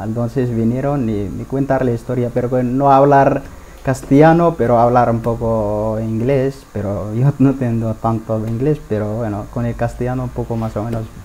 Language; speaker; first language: Spanish; non-native, learner; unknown